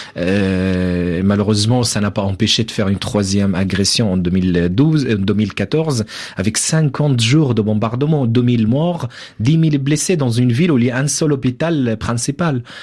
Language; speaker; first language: French; non-native, fluent; Arabic